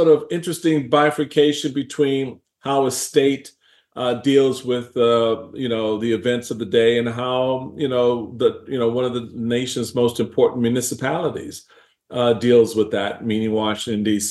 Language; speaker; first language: English; native; English